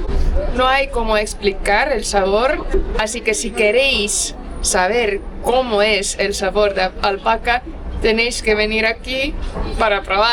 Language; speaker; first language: Spanish; non-native, fluent; Portuguese